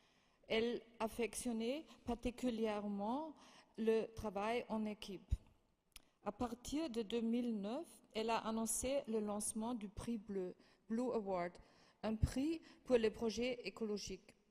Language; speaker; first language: French; non-native, fluent; German